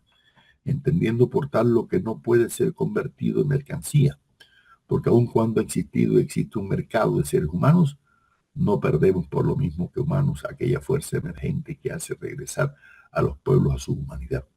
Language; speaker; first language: Spanish; native; Spanish